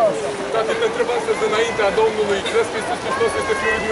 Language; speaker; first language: Romanian; native; Romanian